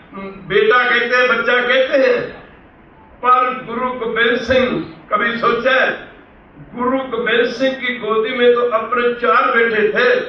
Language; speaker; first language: Urdu; non-native, local second language; Punjabi